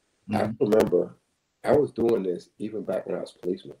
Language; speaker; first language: English; native; English